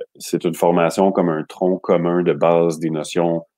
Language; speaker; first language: French; native; French